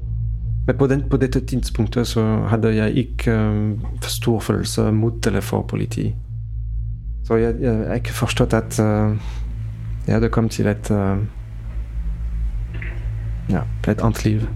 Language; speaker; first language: Norwegian; non-native, fluent; French